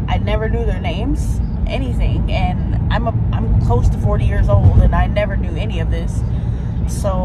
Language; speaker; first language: English; native; English